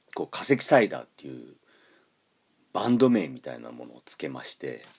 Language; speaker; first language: Japanese; native; Japanese